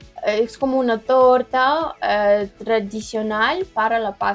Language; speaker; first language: Spanish; non-native, learner; Ukrainian